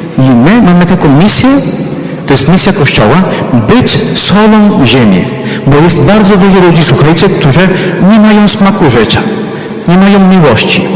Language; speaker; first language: Polish; non-native, fluent; Italian